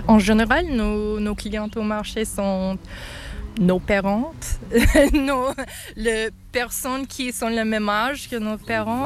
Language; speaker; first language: French; non-native, learner; English